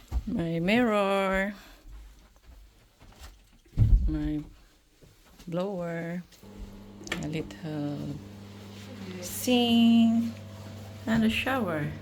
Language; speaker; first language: English; non-native, local second language; Filipino